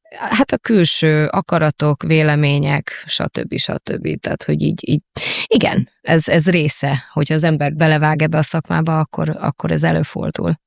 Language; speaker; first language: Hungarian; early bilingual, heritage; Hungarian